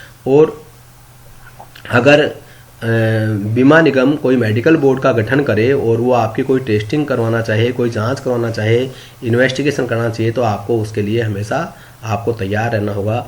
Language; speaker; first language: Hindi; native; Hindi